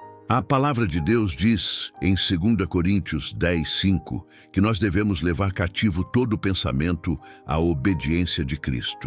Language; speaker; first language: Portuguese; native; Portuguese